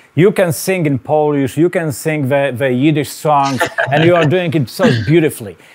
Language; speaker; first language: English; non-native, fluent; Polish